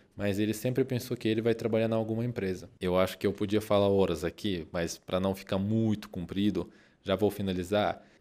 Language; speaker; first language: Portuguese; non-native, fluent; Russian